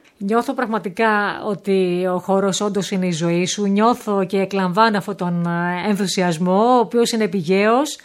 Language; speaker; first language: Greek; native; Greek